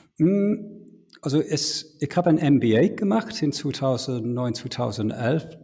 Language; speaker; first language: German; non-native, fluent; English